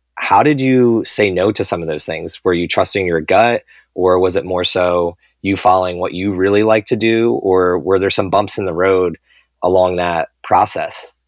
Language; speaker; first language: English; native; English